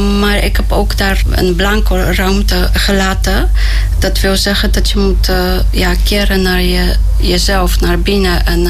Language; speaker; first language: Dutch; non-native, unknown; Polish